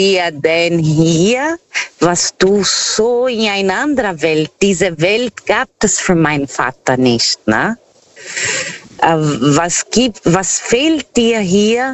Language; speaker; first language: German; non-native, learner; Portuguese